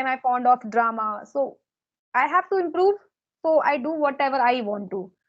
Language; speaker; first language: English; non-native, local second language; Hindi